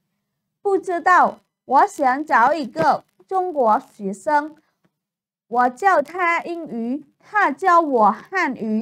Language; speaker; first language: Chinese; non-native, fluent; Khmer